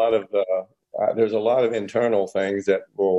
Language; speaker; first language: English; native; English